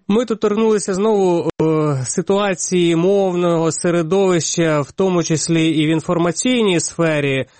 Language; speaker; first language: Ukrainian; native; Ukrainian